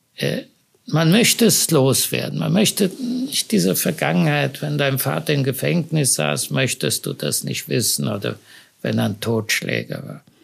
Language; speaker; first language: German; native; German